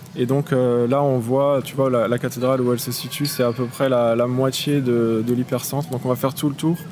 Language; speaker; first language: French; native; French